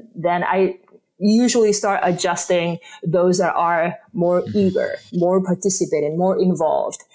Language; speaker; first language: English; non-native, fluent; Spanish